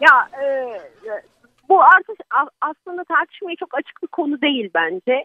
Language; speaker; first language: Turkish; native; Turkish